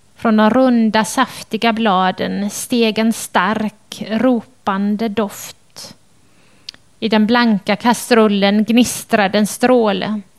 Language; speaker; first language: Swedish; native; Swedish